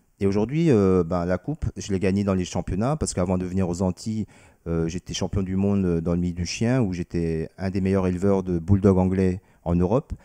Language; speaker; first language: French; early bilingual, other home language; Vietnamese